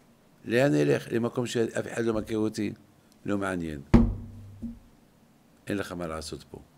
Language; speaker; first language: Hebrew; non-native, fluent; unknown